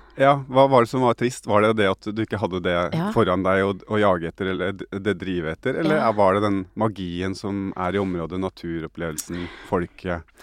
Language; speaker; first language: Norwegian; native; Norwegian